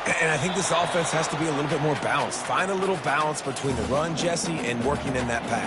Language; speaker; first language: English; native; English